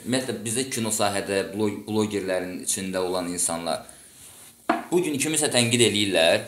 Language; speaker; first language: Azerbaijani; non-native, local second language; Russian